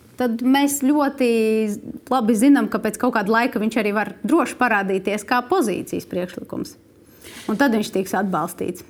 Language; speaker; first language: Latvian; non-native, local second language; Russian